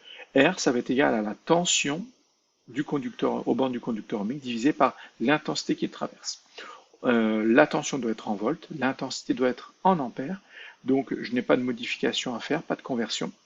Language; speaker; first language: French; native; French